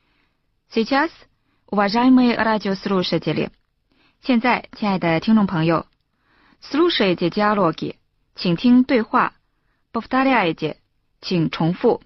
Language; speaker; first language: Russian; non-native, fluent; Chinese